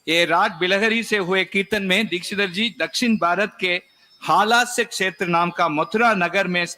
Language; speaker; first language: Hindi; non-native, local second language; Tamil